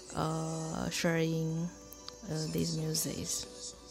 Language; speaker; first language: English; non-native, learner; Chinese